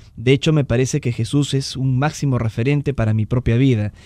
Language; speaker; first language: Spanish; native; Spanish